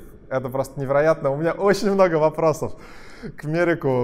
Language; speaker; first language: Russian; native; Russian